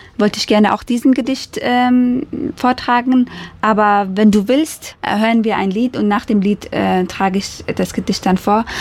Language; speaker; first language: German; non-native, fluent; Persian